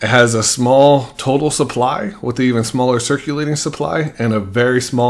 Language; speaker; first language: English; native; English